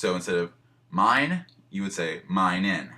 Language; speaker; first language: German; non-native, learner; English